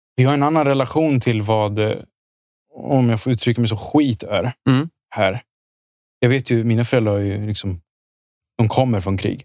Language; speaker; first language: Swedish; early bilingual, other home language; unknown